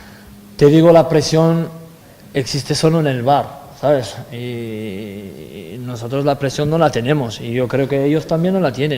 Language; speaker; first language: Spanish; non-native, fluent; French